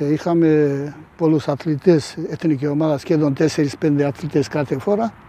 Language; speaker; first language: Greek; early bilingual, heritage; Greek